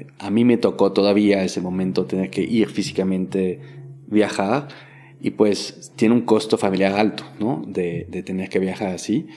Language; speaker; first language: Spanish; non-native, fluent; French